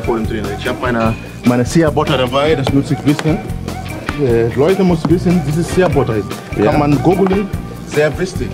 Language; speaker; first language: German; non-native, fluent; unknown